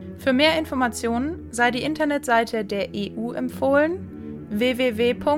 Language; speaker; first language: German; native; German